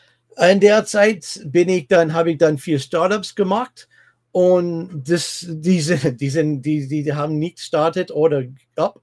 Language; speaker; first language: German; non-native, fluent; English